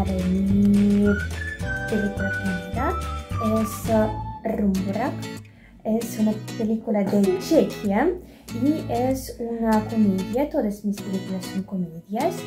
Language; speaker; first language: Spanish; non-native, fluent; Russian